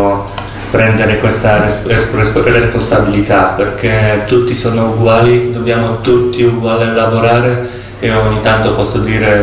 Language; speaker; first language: Italian; non-native, fluent; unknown